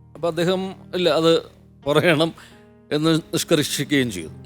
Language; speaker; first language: Malayalam; native; Malayalam